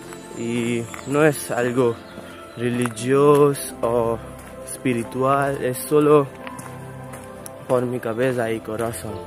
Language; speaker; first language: Spanish; non-native, learner; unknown